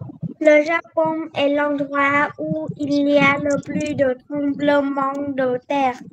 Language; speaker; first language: French; non-native, learner; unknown